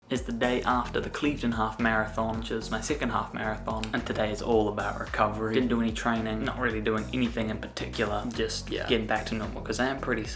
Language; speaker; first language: English; native; English